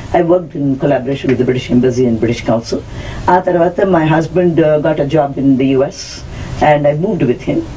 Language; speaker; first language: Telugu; non-native, local second language; Tamil